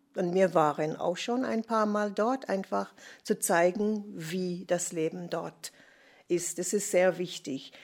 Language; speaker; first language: German; non-native, fluent; English